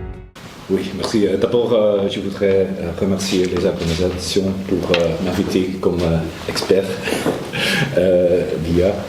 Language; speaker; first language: French; non-native, learner; Dutch